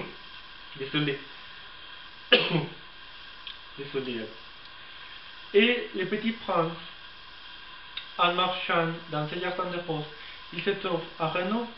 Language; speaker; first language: French; non-native, learner; Spanish